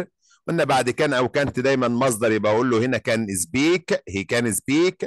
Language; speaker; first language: Arabic; native; Arabic